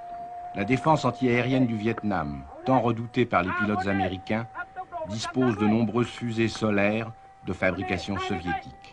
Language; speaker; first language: French; native; French